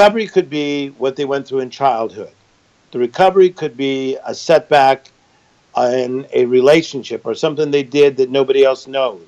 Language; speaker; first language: English; native; English